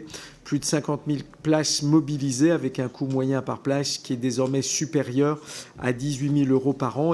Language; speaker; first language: French; native; French